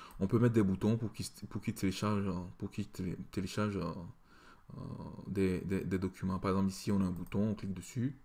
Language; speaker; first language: French; native; French